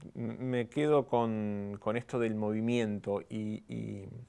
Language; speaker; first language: Spanish; native; Spanish